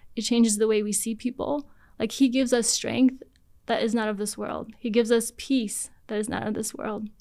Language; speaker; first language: English; early bilingual, other home language; Polish